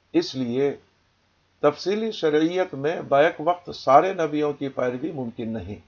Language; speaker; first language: Urdu; native; Urdu